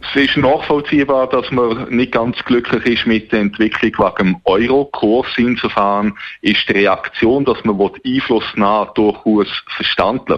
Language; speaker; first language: German; native; German